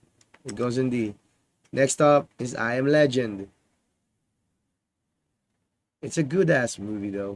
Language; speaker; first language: English; non-native, fluent; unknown